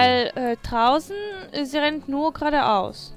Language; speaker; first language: German; non-native, fluent; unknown